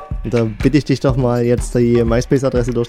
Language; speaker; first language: German; native; German